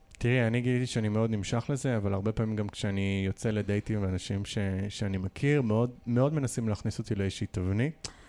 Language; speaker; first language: Hebrew; native; Hebrew